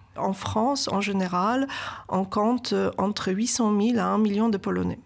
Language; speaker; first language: French; non-native, fluent; Polish